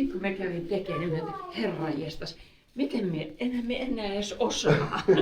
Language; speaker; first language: Finnish; native; Finnish